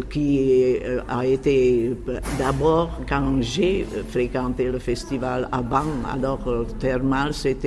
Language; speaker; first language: French; non-native, fluent; Czech